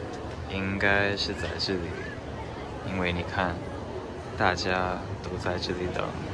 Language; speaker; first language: Chinese; non-native, fluent; English